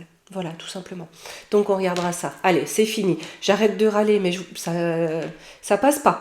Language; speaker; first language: French; native; French